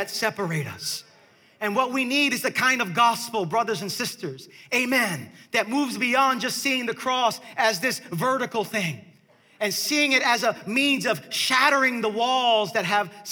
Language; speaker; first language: English; native; English